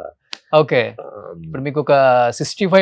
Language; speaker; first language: Telugu; native; Telugu